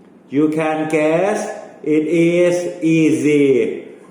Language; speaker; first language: English; non-native, fluent; Thai